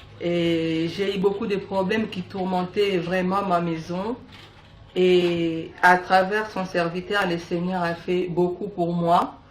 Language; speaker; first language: French; native; French